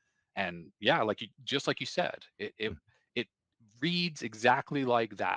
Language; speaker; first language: English; native; English